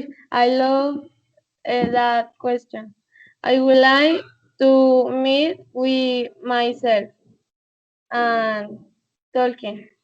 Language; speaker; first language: English; non-native, learner; Spanish